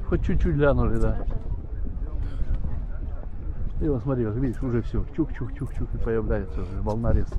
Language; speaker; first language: Russian; native; Russian